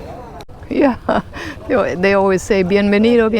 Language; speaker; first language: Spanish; non-native, fluent; German